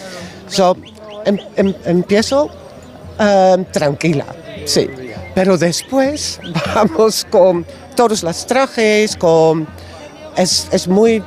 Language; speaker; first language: Spanish; non-native, learner; Dutch